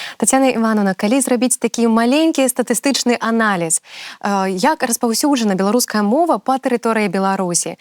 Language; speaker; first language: Belarusian; native; Belarusian